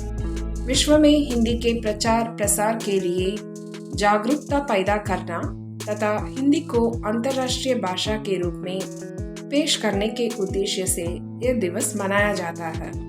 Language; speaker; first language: Hindi; non-native, local second language; Tamil